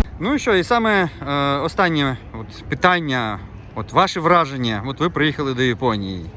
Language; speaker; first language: Ukrainian; native; Ukrainian